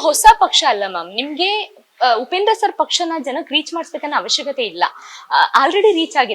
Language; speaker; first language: Kannada; native; Kannada